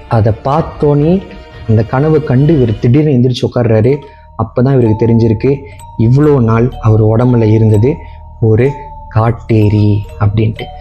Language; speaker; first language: Tamil; early bilingual, heritage; Tamil